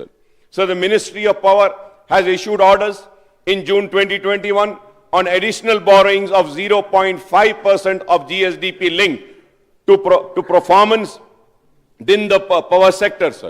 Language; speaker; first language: English; non-native, local second language; Urdu